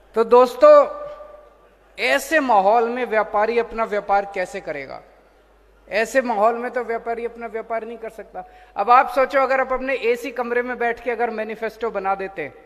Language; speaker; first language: Hindi; native; Hindi